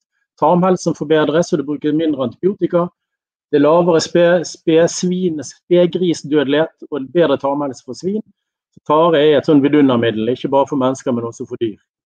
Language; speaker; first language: Norwegian; native; Norwegian